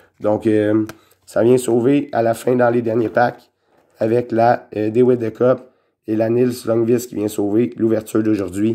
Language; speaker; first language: French; native; French